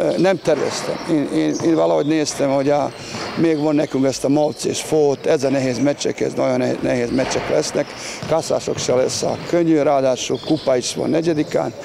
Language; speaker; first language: Hungarian; non-native, learner; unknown